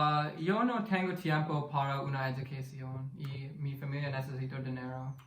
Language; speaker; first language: Spanish; non-native, learner; English